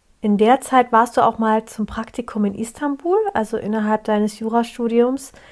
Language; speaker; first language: German; early bilingual, other home language; Turkish